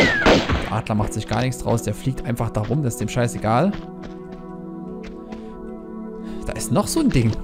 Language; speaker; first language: German; native; German